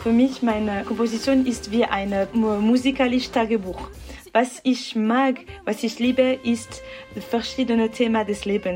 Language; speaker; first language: German; non-native, local second language; French